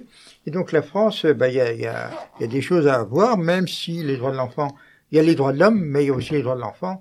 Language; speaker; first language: French; native; French